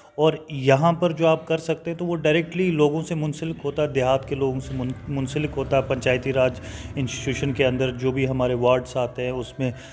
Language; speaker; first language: Hindi; non-native, local second language; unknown